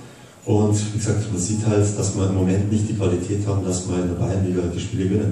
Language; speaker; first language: German; native; German